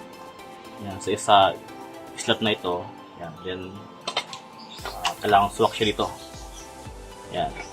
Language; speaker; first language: Filipino; native; Filipino